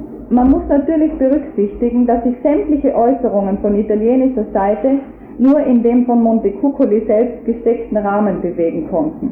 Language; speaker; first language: German; native; German